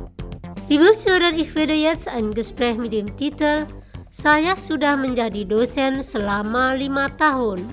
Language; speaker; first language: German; non-native, fluent; Indonesian